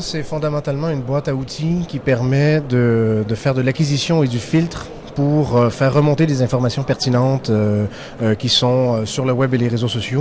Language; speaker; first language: French; native; French